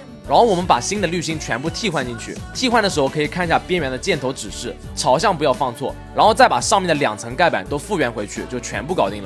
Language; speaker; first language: Chinese; native; Chinese